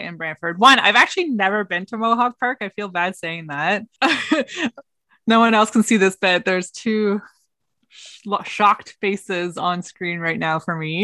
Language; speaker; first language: English; native; English